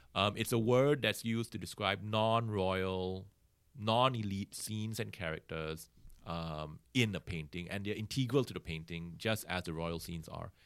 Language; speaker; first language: English; native; English